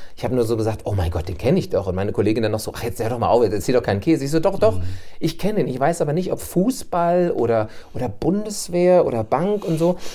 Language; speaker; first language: German; native; German